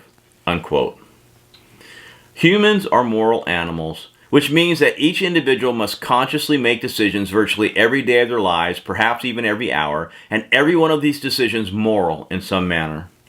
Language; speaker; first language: English; native; English